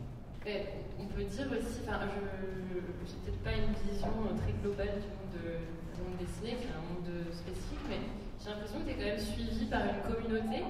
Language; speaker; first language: French; native; French